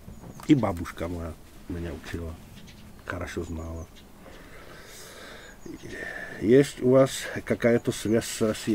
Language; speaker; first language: Russian; non-native, fluent; Czech